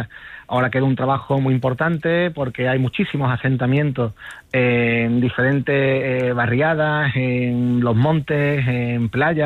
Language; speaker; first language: Spanish; native; Spanish